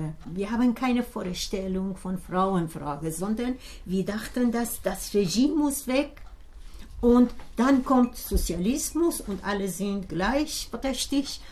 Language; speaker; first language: German; non-native, learner; Persian